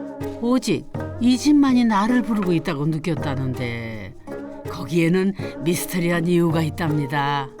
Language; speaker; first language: Korean; native; Korean